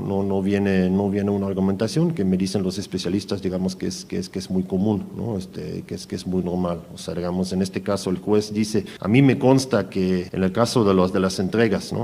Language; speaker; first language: Spanish; native; Spanish